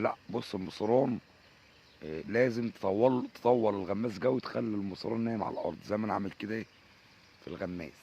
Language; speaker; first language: Arabic; native; Arabic